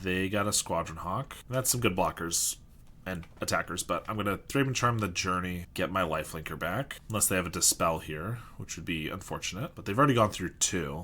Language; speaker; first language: English; native; English